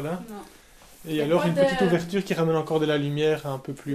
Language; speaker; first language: French; native; French